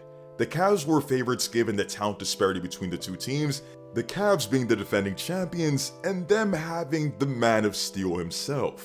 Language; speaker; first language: English; native; English